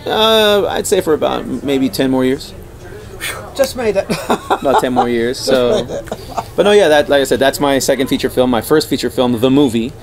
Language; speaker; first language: English; native; English